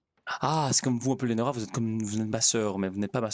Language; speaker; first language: French; native; French